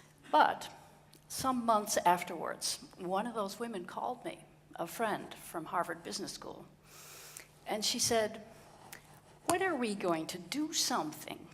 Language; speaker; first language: English; non-native, fluent; Dutch